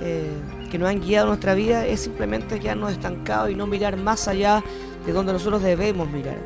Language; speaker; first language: Spanish; native; Spanish